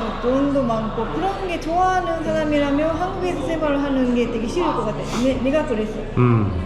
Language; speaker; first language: Korean; non-native, fluent; Japanese